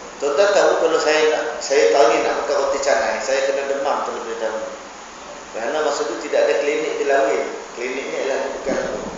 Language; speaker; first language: Malay; native; Malay